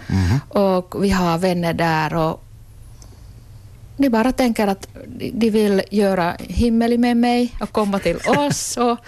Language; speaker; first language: Swedish; non-native, local second language; Finnish